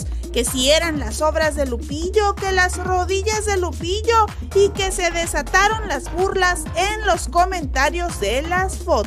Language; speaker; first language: Spanish; native; Spanish